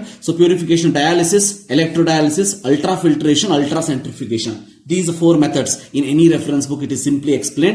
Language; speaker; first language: English; non-native, local second language; Kannada